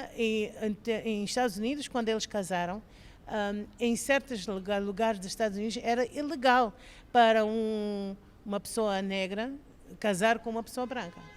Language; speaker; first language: Portuguese; non-native, fluent; English